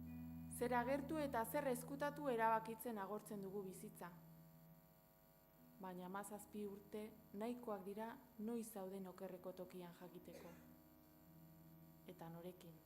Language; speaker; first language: Basque; native; Basque